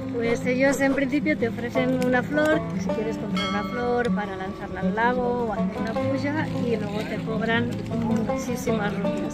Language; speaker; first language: Spanish; native; Spanish